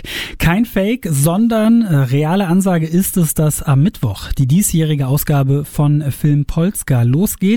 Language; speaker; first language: German; native; German